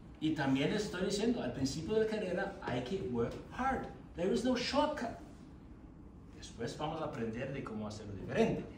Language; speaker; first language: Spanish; non-native, fluent; German